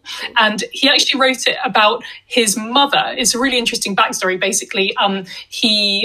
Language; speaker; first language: English; native; English